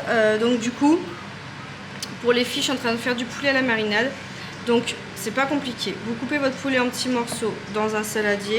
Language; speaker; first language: French; native; French